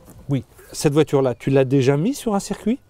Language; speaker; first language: French; native; French